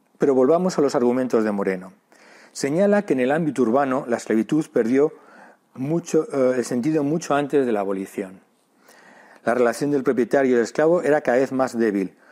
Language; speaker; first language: Spanish; native; Spanish